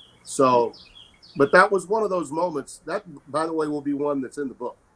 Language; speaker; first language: English; native; English